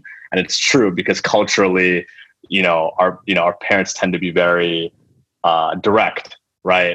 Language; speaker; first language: English; early bilingual, other home language; Telugu